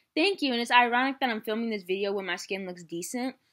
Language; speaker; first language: English; native; English